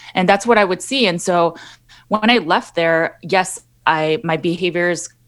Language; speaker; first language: English; native; English